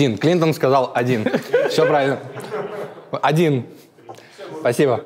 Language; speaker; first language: Russian; native; Russian